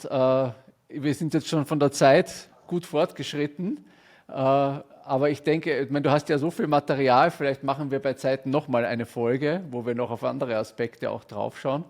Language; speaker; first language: German; native; German